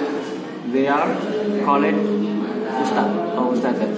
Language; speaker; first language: English; non-native, learner; Indonesian